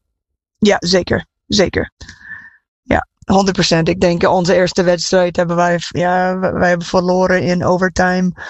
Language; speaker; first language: Dutch; non-native, fluent; English